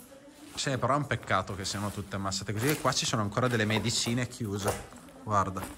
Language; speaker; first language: Italian; native; Italian